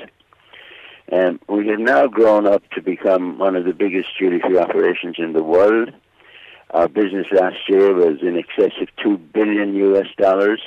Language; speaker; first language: English; native; English